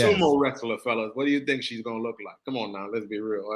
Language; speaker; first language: English; native; English